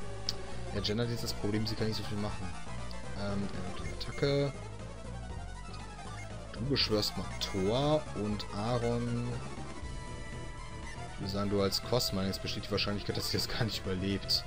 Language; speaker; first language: German; native; German